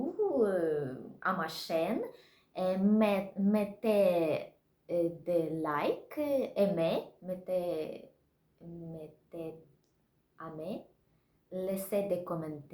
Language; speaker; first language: French; non-native, learner; Russian